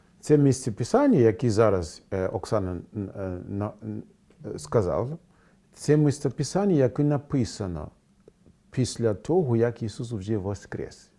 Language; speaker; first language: Ukrainian; non-native, fluent; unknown